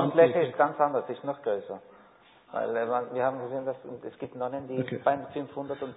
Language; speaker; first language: German; non-native, fluent; Spanish